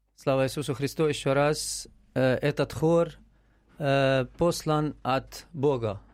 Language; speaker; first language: Russian; non-native, learner; Arabic